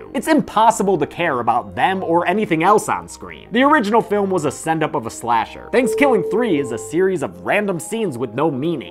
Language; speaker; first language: English; native; English